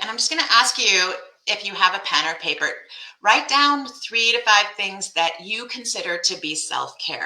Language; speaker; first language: English; native; English